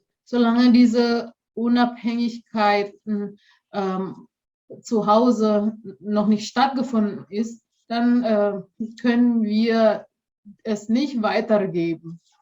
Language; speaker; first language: German; non-native, fluent; Indonesian